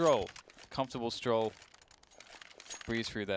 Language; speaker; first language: English; native; English